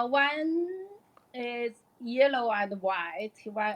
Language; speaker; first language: English; non-native, learner; Chinese